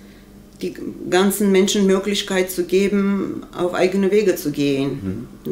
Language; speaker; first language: German; non-native, learner; Armenian